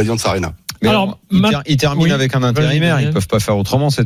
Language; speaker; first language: French; native; French